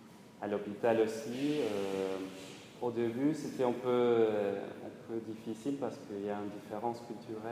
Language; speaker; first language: French; non-native, fluent; Spanish